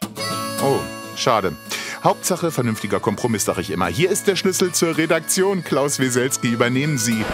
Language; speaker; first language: German; native; German